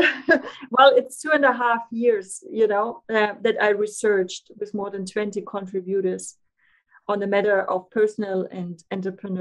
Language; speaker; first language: English; non-native, fluent; German